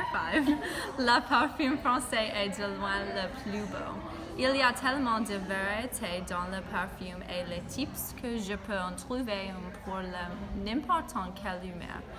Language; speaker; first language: French; non-native, learner; English